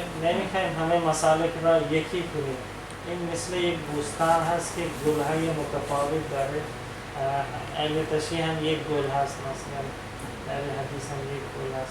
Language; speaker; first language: Persian; non-native, fluent; Urdu